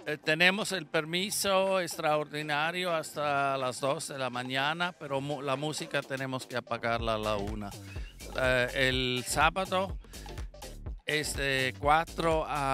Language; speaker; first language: Spanish; non-native, fluent; German